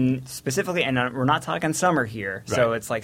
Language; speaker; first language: English; native; English